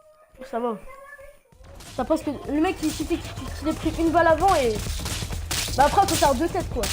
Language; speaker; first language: French; native; French